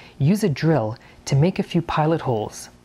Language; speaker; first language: English; native; English